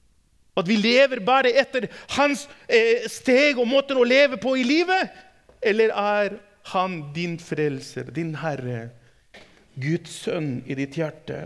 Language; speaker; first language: Norwegian; non-native, fluent; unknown